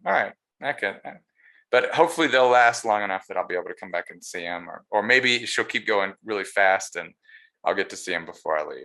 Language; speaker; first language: English; native; English